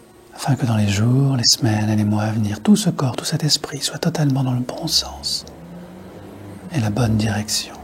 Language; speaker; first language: French; native; French